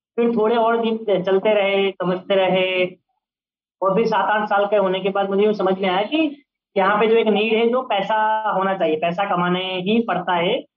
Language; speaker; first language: Hindi; early bilingual, other home language; Nepali